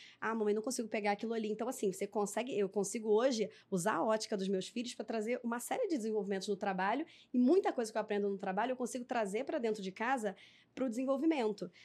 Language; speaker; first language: Portuguese; native; Portuguese